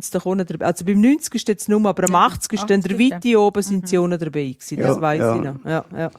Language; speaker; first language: German; native; German